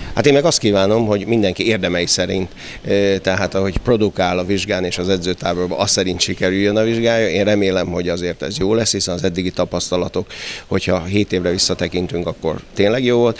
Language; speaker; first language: Hungarian; native; Hungarian